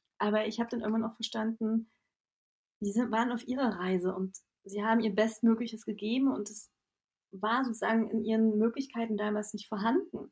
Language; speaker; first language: German; native; German